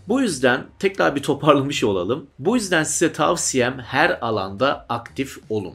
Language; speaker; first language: Turkish; early bilingual, heritage; Turkish